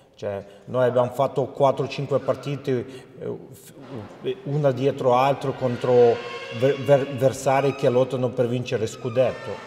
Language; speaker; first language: Italian; non-native, fluent; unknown